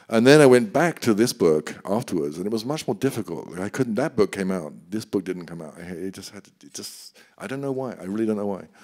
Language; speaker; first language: English; native; English